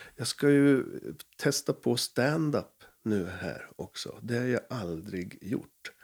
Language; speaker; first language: Swedish; native; Swedish